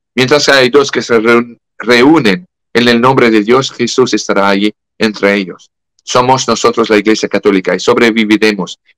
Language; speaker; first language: Spanish; non-native, fluent; French